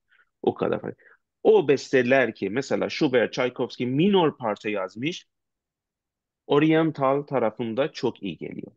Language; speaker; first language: Turkish; non-native, learner; Persian